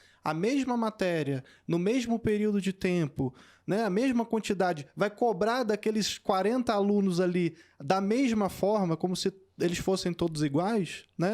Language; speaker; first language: Portuguese; native; Portuguese